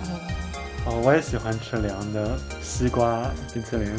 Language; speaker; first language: Chinese; native; Chinese